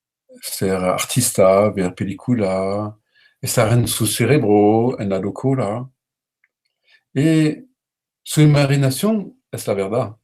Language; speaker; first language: Spanish; non-native, learner; French